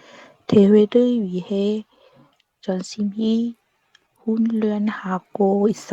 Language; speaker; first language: Korean; non-native, learner; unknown